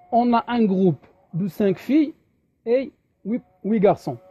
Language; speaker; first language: French; non-native, local second language; Arabic